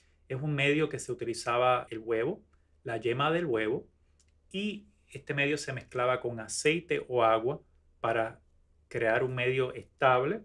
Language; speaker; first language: Spanish; native; Spanish